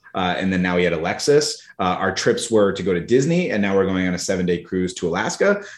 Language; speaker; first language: English; early bilingual, other home language; Polish